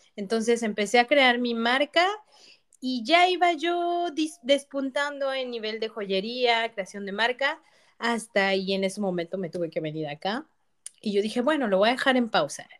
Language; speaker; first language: Spanish; native; Spanish